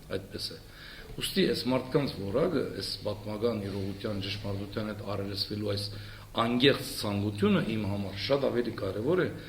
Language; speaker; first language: Armenian; early bilingual, heritage; Armenian